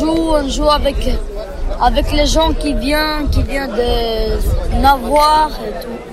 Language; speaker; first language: French; non-native, learner; Albanian